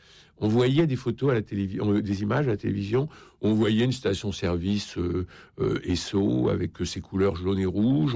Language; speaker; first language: French; native; French